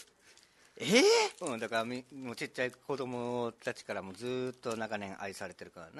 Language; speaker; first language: Japanese; native; Japanese